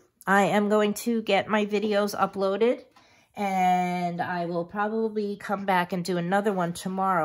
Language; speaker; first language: English; native; English